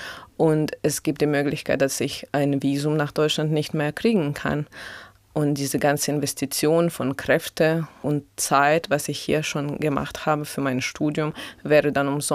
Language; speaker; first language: German; non-native, fluent; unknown